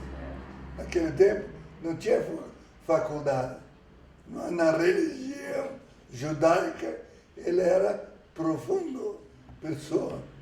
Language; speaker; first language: Portuguese; early bilingual, other home language; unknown